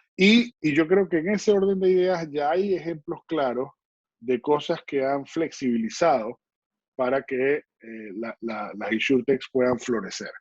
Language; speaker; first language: Spanish; native; Spanish